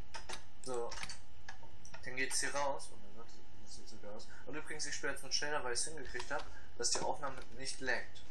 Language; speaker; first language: German; native; German